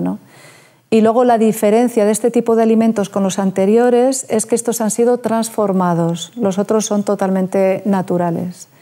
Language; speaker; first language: Spanish; native; Spanish